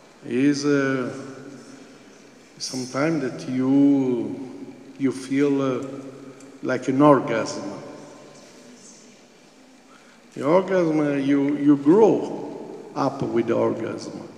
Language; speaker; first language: English; non-native, fluent; Italian